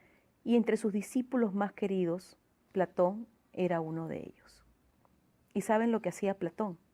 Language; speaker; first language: Spanish; native; Spanish